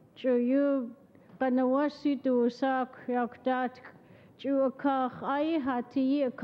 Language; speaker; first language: English; native; English